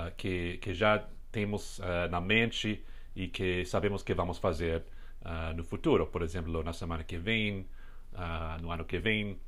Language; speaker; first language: Portuguese; non-native, fluent; English